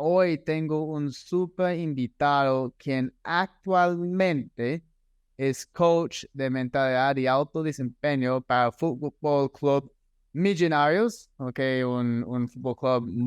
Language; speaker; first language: Spanish; non-native, fluent; English